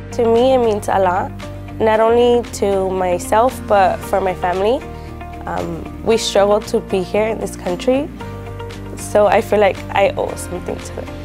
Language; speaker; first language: English; early bilingual, other home language; Spanish